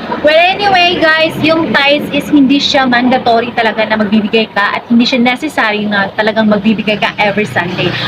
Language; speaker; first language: Filipino; non-native, local second language; Cebuano